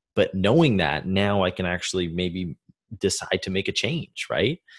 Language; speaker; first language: English; native; English